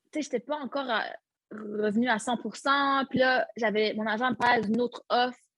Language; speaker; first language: French; early bilingual, other home language; Arabic